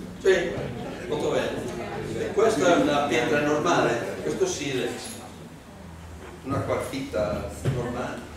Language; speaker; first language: Italian; non-native, learner; Spanish